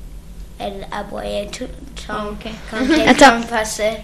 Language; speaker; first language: French; early bilingual, other home language; English